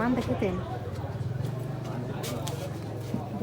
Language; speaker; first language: Arabic; native; Arabic